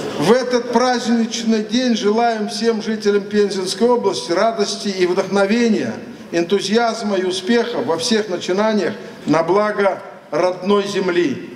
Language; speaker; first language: Russian; non-native, local second language; Tatar